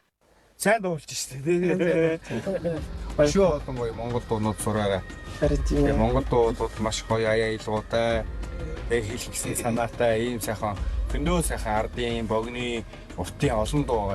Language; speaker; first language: Mongolian; native; Mongolian